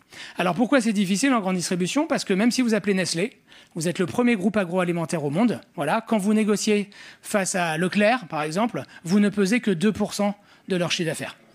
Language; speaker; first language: French; native; French